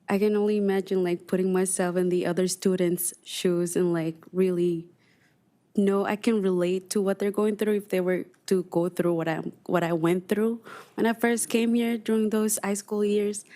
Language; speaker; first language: English; non-native, fluent; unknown